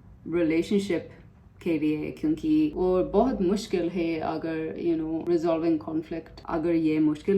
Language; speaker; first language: Hindi; non-native, learner; English